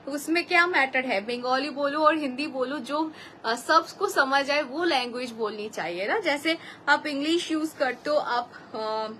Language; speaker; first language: Hindi; non-native, local second language; Bangla